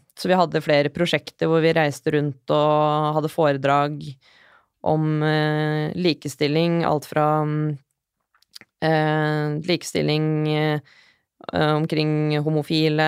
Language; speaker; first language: Norwegian; early bilingual, other home language; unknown